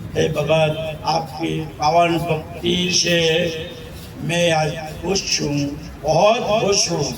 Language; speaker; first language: Hindi; non-native, local second language; Gujarati